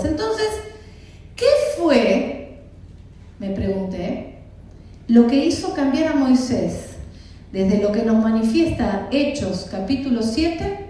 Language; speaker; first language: Spanish; native; Spanish